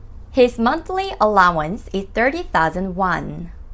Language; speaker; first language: English; non-native, fluent; Korean